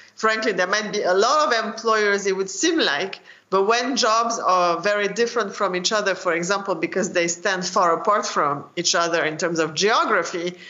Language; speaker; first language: English; non-native, fluent; French